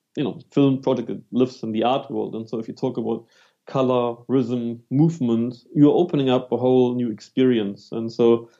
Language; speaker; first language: English; non-native, fluent; German